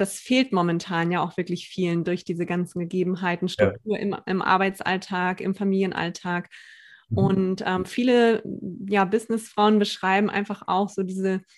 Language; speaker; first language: German; native; German